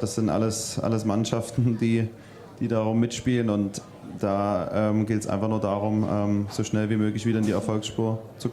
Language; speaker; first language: German; native; German